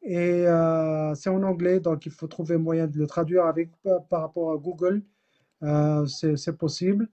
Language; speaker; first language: French; non-native, local second language; Arabic